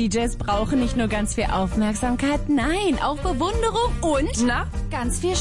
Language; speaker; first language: German; native; German